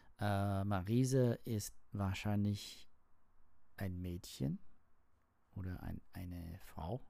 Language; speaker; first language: German; non-native, learner; English